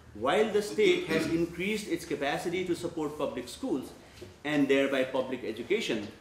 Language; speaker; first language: English; non-native, local second language; Nepali